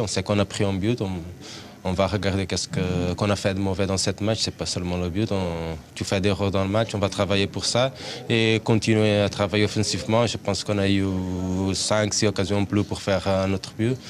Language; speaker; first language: French; non-native, fluent; Portuguese